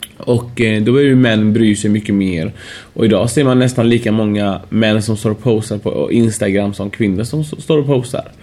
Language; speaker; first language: Swedish; early bilingual, other home language; Persian